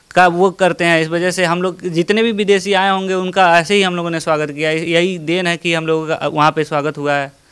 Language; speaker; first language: Hindi; native; Hindi